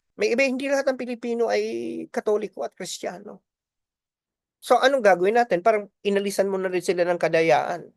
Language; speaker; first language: Filipino; non-native, local second language; Bikol